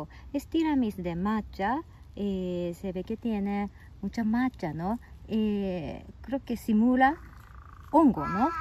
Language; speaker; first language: Spanish; non-native, fluent; Japanese